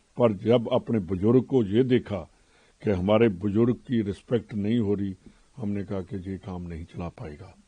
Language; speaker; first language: Hindi; non-native, local second language; Punjabi